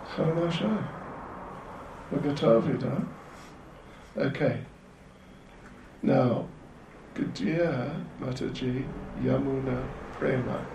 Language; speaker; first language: Russian; non-native, learner; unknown